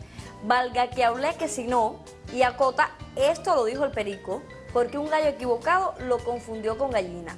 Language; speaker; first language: Spanish; native; Spanish